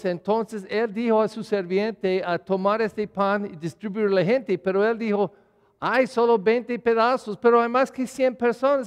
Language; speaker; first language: Spanish; non-native, learner; English